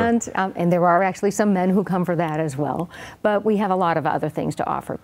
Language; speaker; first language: English; native; English